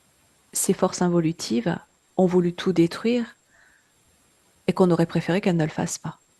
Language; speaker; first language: French; native; French